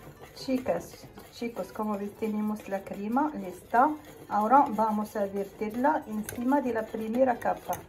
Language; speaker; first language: Spanish; non-native, fluent; Arabic